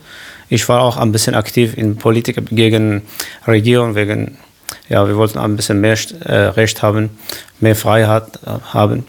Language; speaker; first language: German; non-native, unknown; Kurdish